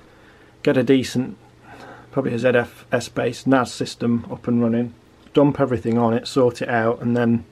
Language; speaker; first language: English; native; English